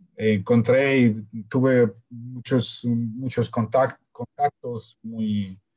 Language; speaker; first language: Spanish; non-native, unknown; Russian